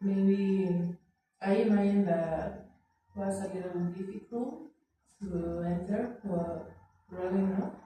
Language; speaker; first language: English; non-native, learner; Spanish